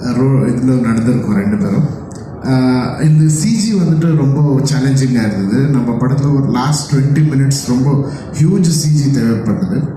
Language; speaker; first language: Tamil; non-native, local second language; Kannada